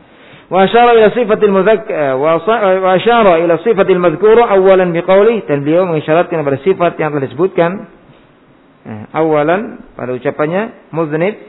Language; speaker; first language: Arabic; non-native, fluent; Indonesian